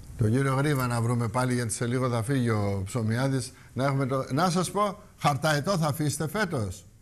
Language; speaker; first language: Greek; native; Greek